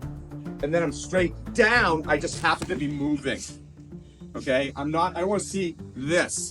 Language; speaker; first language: English; native; English